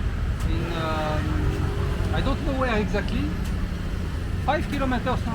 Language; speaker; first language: English; non-native, learner; French